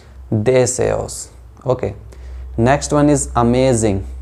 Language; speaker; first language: English; non-native, local second language; Hindi